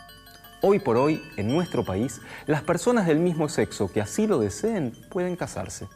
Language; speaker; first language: Spanish; native; Spanish